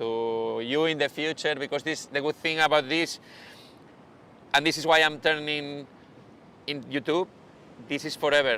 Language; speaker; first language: English; non-native, fluent; Spanish